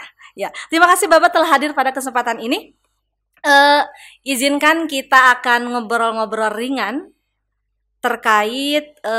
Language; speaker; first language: Indonesian; native; Indonesian